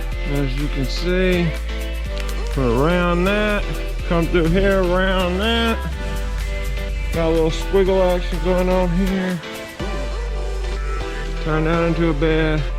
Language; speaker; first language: English; native; English